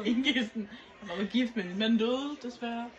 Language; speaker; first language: Danish; native; Danish